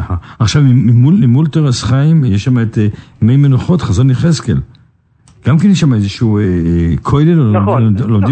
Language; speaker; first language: Hebrew; native; Hebrew